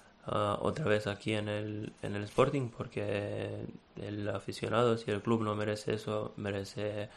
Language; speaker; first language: Spanish; non-native, fluent; Serbian